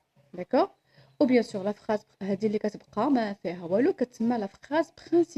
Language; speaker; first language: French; non-native, local second language; Arabic